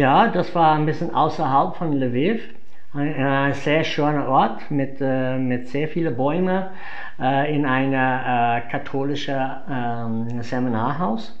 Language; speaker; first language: German; non-native, fluent; English